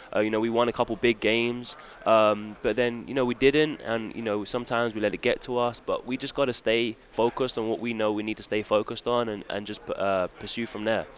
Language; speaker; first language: English; native; English